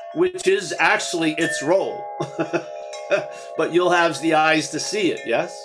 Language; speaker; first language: English; native; English